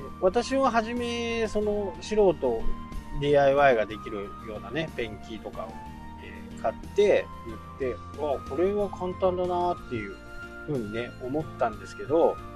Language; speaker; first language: Japanese; native; Japanese